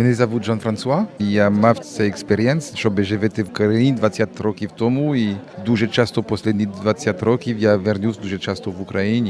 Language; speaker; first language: Ukrainian; non-native, learner; French